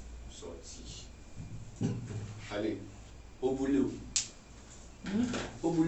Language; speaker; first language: French; non-native, fluent; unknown